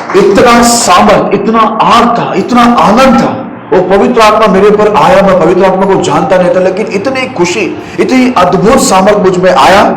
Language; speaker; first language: Hindi; non-native, local second language; Marathi